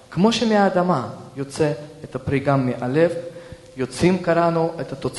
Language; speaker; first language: Hebrew; early bilingual, other home language; Russian